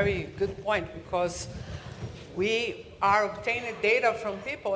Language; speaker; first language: English; non-native, learner; Portuguese